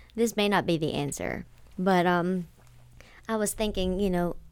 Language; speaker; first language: English; non-native, local second language; Filipino